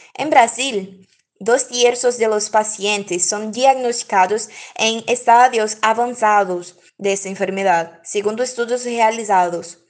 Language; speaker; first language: Spanish; non-native, learner; Portuguese